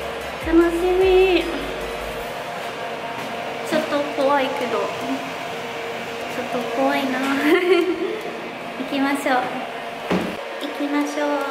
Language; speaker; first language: Japanese; non-native, fluent; English